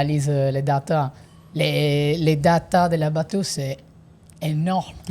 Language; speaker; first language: French; non-native, learner; Italian